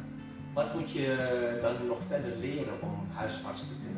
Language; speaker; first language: Dutch; non-native, fluent; Indonesian